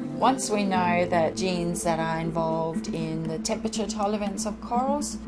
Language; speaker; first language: English; non-native, fluent; Danish